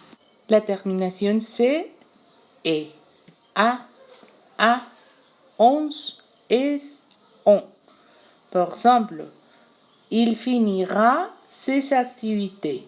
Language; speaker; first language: French; non-native, learner; Spanish